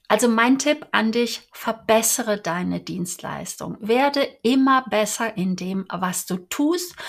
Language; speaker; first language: German; native; German